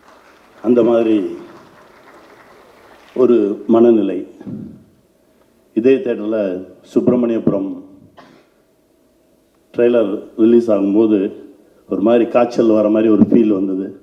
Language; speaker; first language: Tamil; native; Tamil